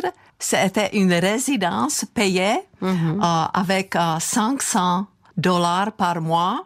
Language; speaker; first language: French; non-native, fluent; Czech